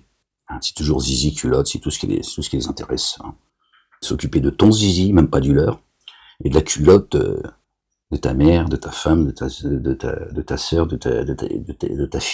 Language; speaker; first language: French; native; French